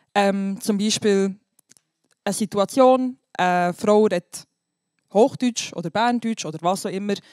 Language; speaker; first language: German; non-native, local second language; Albanian